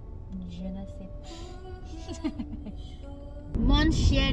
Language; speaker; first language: French; non-native, learner; English